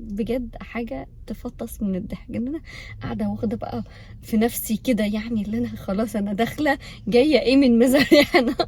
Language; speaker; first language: Arabic; native; Arabic